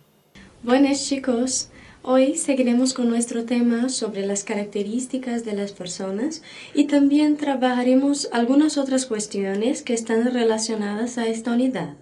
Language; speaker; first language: Spanish; non-native, fluent; Portuguese